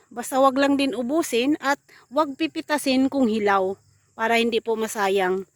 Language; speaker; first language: Filipino; native; Filipino